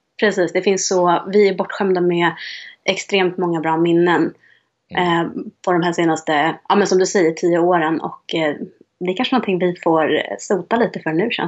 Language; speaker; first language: Swedish; native; Swedish